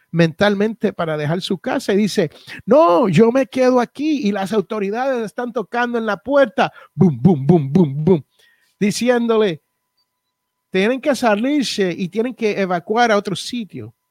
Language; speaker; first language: Spanish; native; Spanish